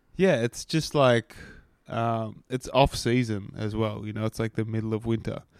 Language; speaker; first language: English; native; English